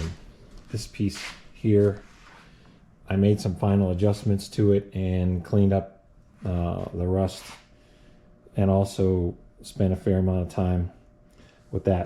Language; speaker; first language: English; native; English